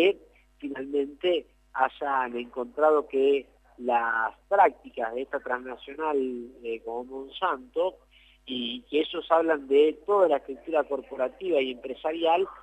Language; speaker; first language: Spanish; native; Spanish